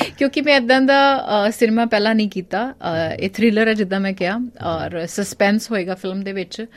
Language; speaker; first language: Punjabi; early bilingual, heritage; Punjabi